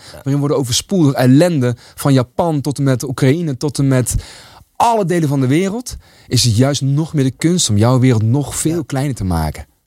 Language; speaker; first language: Dutch; early bilingual, other home language; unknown